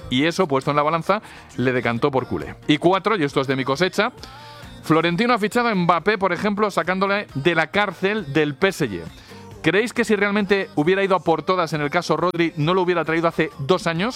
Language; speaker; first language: Spanish; native; Spanish